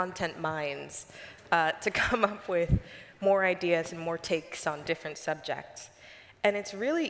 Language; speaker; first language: English; native; English